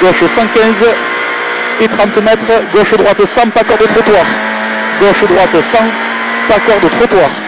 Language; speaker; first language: French; native; French